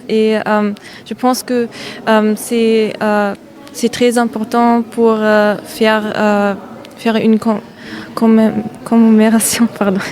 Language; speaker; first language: French; non-native, learner; German